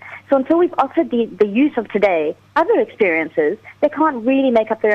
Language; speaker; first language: English; native; English